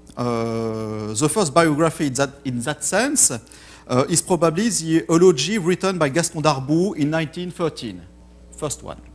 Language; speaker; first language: English; non-native, fluent; French